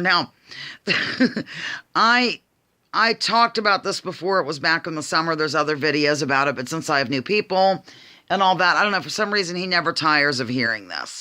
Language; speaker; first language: English; native; English